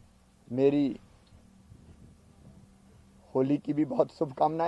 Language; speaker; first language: Hindi; native; Hindi